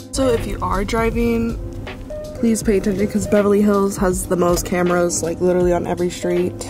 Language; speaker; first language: English; native; English